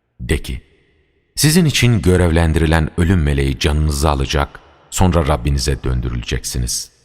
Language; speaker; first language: Turkish; native; Turkish